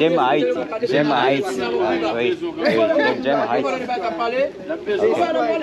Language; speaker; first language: French; non-native, learner; Japanese